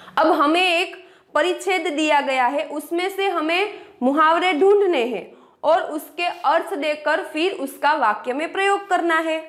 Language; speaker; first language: Hindi; non-native, local second language; Gujarati